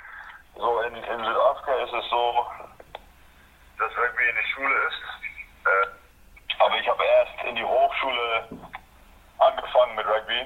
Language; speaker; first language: German; non-native, fluent; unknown